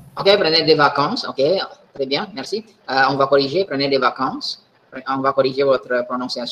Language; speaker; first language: French; non-native, fluent; Indonesian